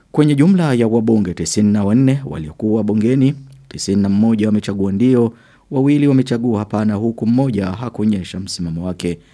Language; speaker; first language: Swahili; non-native, local second language; Rundi